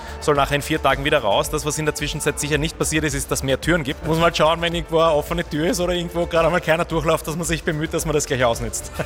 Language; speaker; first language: German; native; German